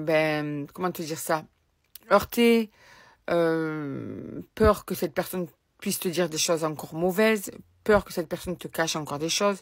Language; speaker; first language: French; native; French